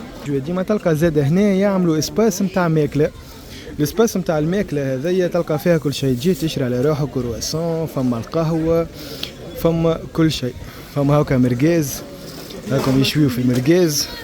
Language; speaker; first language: Arabic; native; Arabic